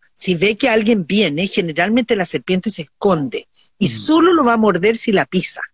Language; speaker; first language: Spanish; native; Spanish